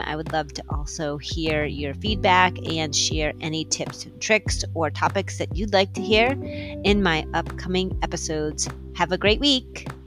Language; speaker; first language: English; native; English